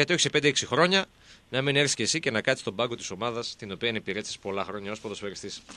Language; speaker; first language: Greek; native; Greek